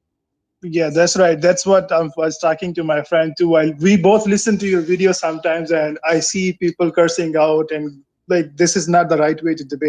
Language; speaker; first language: English; non-native, fluent; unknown